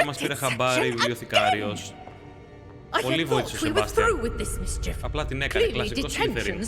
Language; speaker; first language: Greek; native; Greek